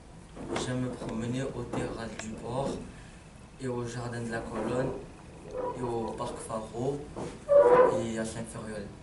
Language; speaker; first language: French; early bilingual, other home language; Arabic